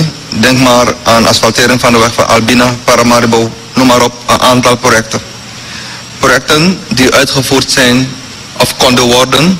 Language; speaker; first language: Dutch; non-native, local second language; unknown